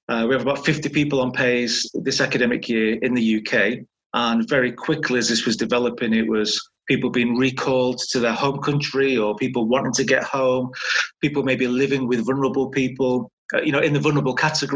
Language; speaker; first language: English; native; English